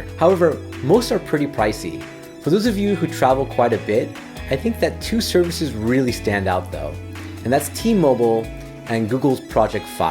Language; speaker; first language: English; native; English